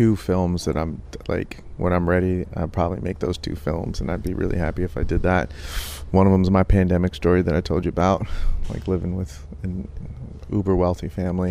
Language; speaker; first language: English; native; English